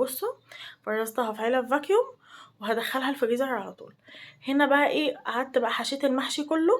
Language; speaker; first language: Arabic; native; Arabic